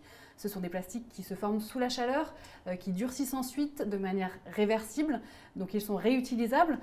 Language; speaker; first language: French; native; French